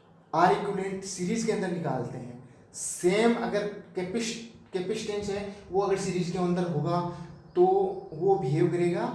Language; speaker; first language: Hindi; native; Hindi